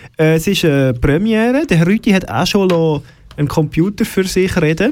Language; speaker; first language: German; native; German